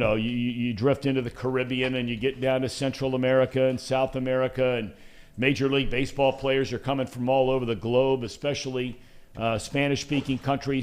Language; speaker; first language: English; native; English